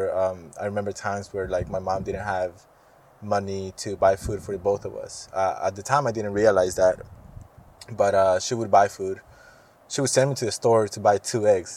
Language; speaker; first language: English; non-native, fluent; Spanish